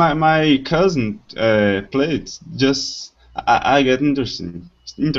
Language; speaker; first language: English; non-native, learner; Portuguese